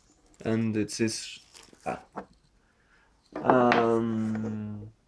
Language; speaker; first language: English; non-native, learner; Spanish